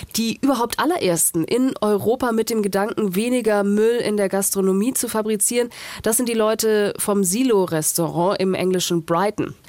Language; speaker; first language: German; native; German